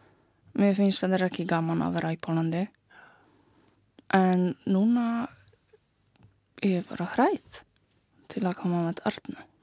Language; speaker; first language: Icelandic; non-native, learner; Polish